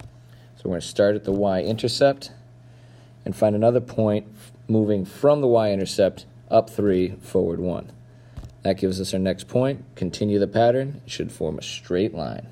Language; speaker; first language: English; native; English